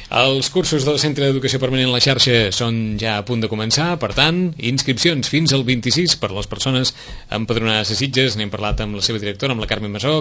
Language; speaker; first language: Catalan; native; Catalan